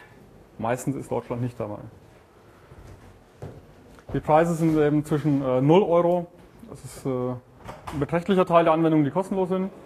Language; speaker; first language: German; native; German